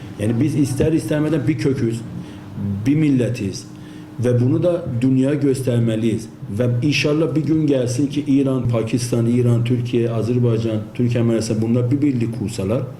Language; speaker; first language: Turkish; non-native, fluent; Azerbaijani